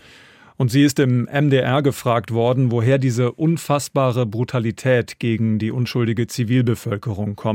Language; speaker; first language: German; native; German